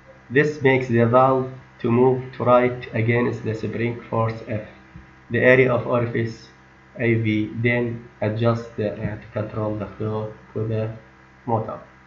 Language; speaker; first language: English; non-native, fluent; Arabic